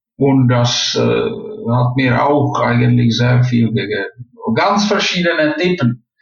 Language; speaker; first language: German; non-native, fluent; Czech